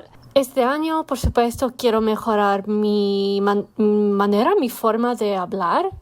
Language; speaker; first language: Spanish; non-native, learner; English